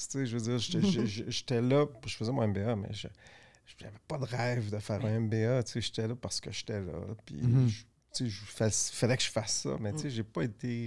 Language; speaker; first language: French; native; French